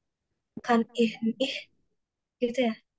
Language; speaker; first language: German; non-native, learner; Indonesian